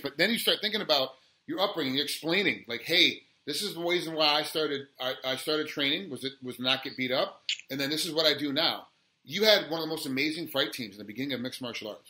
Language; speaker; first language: English; native; English